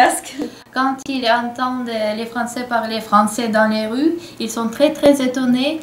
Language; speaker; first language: French; non-native, fluent; Russian